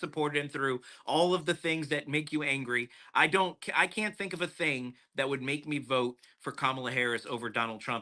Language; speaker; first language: English; native; English